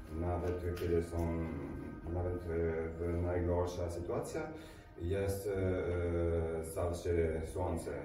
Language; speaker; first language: Polish; non-native, learner; Italian